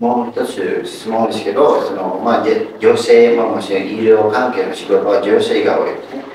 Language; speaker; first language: Japanese; non-native, learner; Indonesian